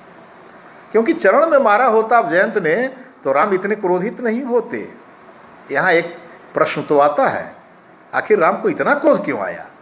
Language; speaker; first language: Hindi; native; Hindi